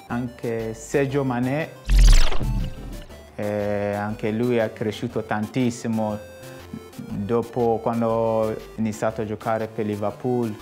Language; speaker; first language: Italian; non-native, fluent; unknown